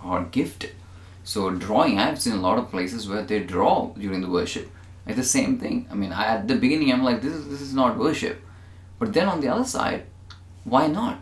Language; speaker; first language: English; non-native, local second language; Malayalam